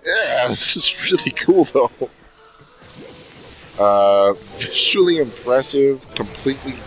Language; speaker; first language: English; native; English